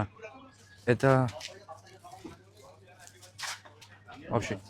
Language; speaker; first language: Russian; non-native, learner; Tamil